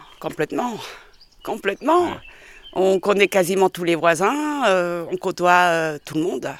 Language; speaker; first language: French; early bilingual, other home language; Khmer